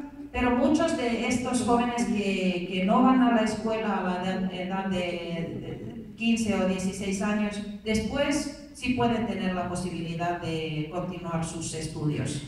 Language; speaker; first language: Spanish; non-native, fluent; Finnish